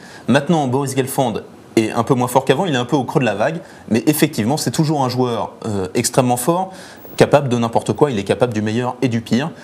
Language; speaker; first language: French; native; French